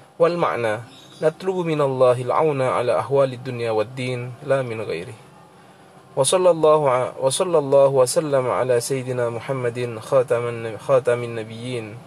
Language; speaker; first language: Arabic; non-native, fluent; Indonesian